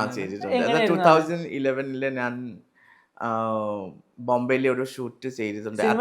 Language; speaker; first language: Malayalam; non-native, learner; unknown